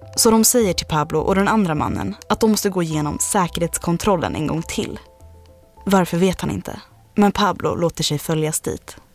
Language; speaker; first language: Swedish; native; Swedish